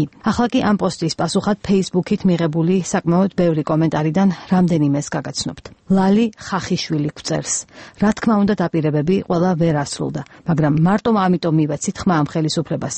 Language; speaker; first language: Georgian; native; Georgian